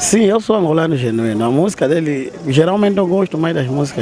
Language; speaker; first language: Portuguese; native; Portuguese